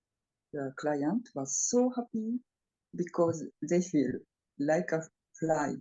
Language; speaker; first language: English; non-native, fluent; Japanese